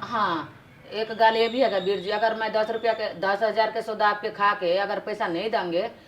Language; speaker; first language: Punjabi; non-native, local second language; Bhojpuri